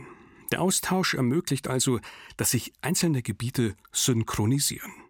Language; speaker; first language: German; native; German